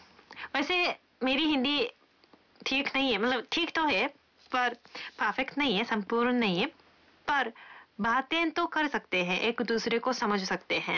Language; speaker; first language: Hindi; non-native, fluent; Japanese